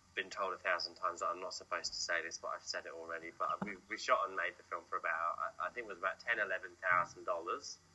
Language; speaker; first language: English; native; English